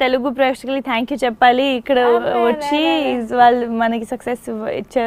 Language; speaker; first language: Telugu; non-native, fluent; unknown